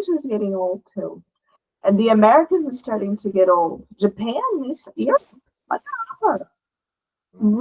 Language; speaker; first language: English; non-native, fluent; Portuguese